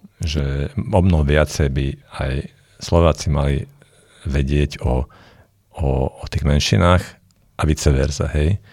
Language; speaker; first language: Slovak; non-native, local second language; Hungarian